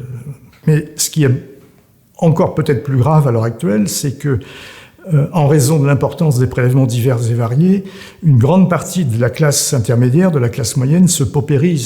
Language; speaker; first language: French; native; French